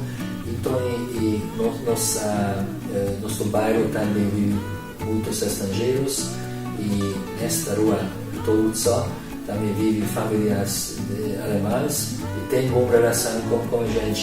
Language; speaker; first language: Portuguese; non-native, learner; Hungarian